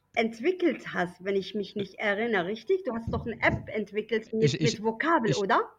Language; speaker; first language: German; native; German